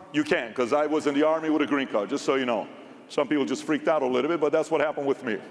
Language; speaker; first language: English; early bilingual, other home language; Persian